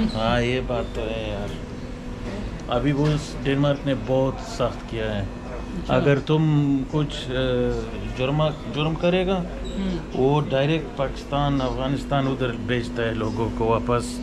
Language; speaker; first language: Hindi; non-native, learner; Pashto